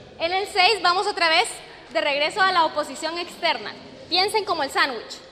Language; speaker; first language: Spanish; non-native, fluent; English